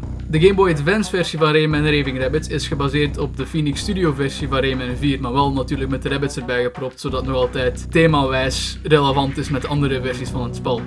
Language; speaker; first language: Dutch; native; Dutch